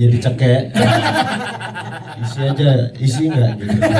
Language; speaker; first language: Indonesian; native; Indonesian